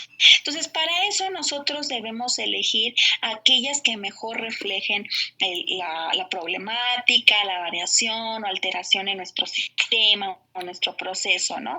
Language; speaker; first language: Spanish; native; Spanish